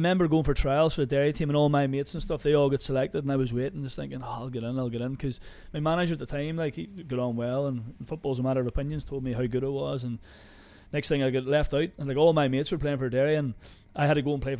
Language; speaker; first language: English; native; English